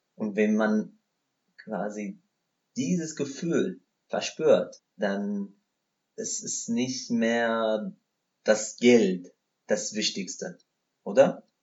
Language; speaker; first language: German; non-native, fluent; Arabic